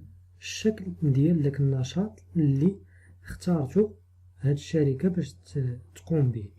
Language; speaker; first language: Arabic; native; Arabic